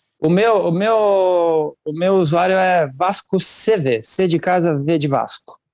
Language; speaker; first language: Portuguese; non-native, fluent; Italian